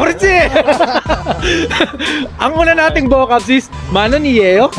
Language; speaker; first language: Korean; non-native, learner; Filipino